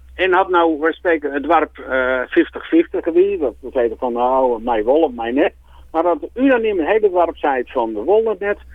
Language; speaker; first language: Dutch; non-native, local second language; Western Frisian